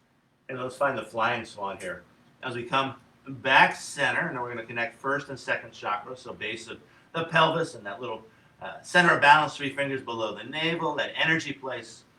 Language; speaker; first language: English; native; English